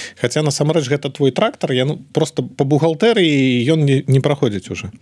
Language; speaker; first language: Belarusian; native; Belarusian